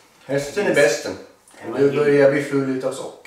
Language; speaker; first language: Swedish; native; Swedish